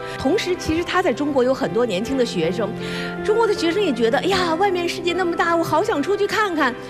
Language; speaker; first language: Chinese; native; Chinese